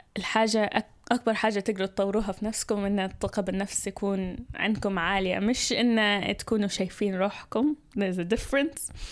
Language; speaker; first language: Arabic; early bilingual, heritage; Arabic